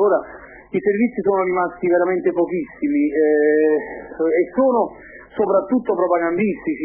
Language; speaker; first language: Italian; native; Italian